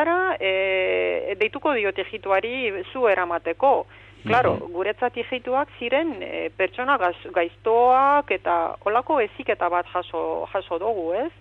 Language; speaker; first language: Basque; non-native, fluent; Romanian